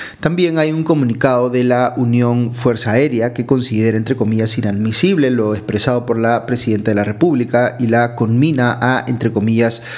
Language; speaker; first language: Spanish; native; Spanish